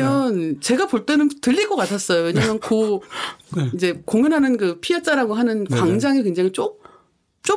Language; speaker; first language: Korean; native; Korean